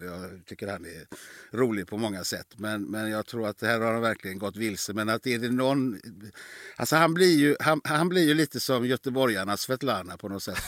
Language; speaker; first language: Swedish; native; Swedish